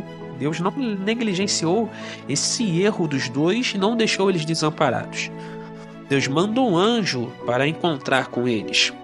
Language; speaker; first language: Portuguese; native; Portuguese